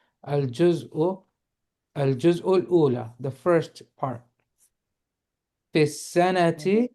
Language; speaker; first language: Arabic; non-native, fluent; English